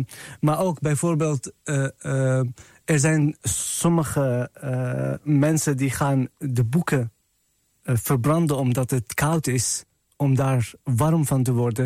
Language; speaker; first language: Dutch; non-native, fluent; Arabic